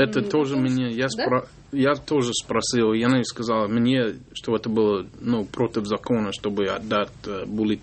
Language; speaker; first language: Russian; non-native, learner; English